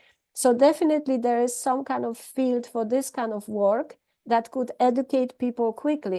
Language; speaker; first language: English; non-native, fluent; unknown